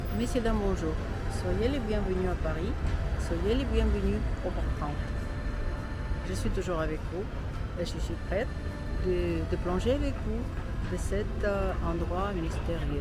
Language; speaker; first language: French; non-native, fluent; Russian